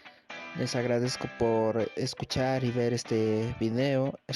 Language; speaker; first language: Spanish; native; Spanish